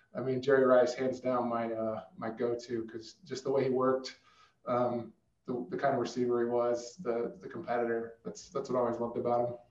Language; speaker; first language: English; native; English